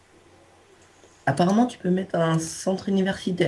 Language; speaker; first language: French; native; French